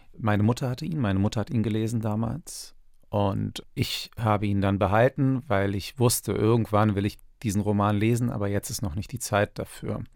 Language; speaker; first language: German; early bilingual, other home language; Turkish